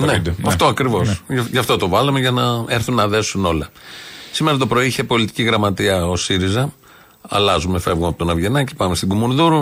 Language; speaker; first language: Greek; native; Greek